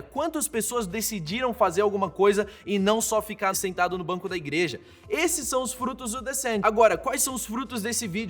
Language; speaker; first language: Portuguese; native; Portuguese